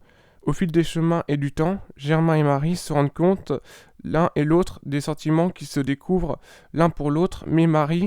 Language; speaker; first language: French; native; French